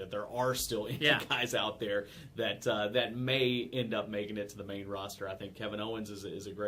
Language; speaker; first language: English; native; English